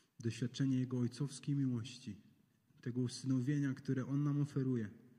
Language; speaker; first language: Polish; native; Polish